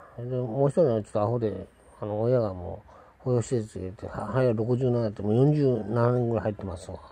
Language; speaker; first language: Japanese; native; Japanese